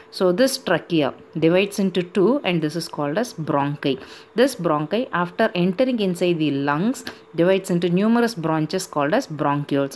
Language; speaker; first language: English; non-native, local second language; Tamil